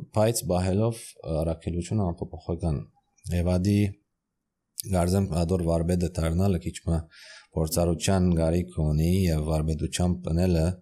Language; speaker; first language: Armenian; early bilingual, heritage; Armenian